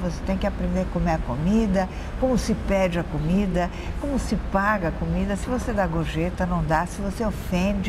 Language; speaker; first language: Portuguese; early bilingual, other home language; Italian